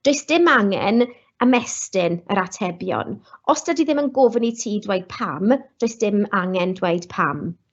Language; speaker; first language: Welsh; non-native, local second language; English